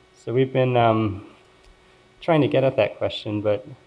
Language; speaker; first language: English; native; English